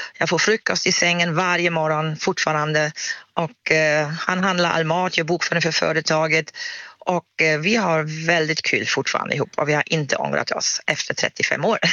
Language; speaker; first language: Swedish; non-native, fluent; German